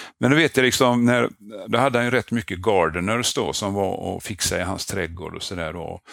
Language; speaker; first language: Swedish; native; Swedish